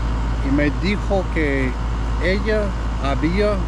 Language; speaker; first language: Spanish; non-native, fluent; English